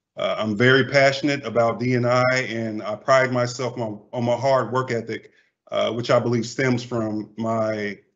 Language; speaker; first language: English; native; English